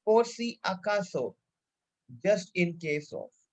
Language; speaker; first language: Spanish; non-native, fluent; Hindi